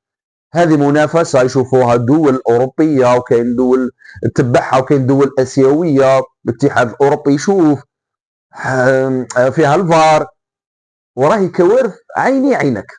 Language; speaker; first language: Arabic; native; Arabic